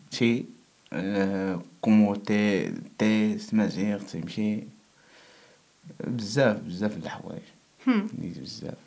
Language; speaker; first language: Spanish; non-native, learner; Berber languages